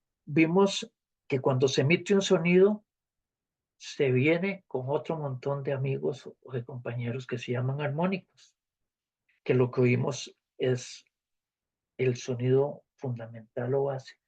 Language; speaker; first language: Spanish; native; Spanish